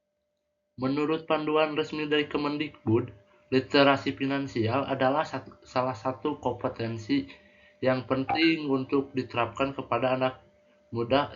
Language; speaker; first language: Indonesian; native; Indonesian